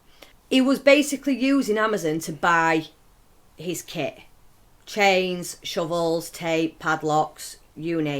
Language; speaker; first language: English; native; English